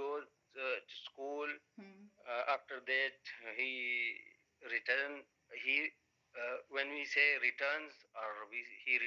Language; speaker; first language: English; non-native, learner; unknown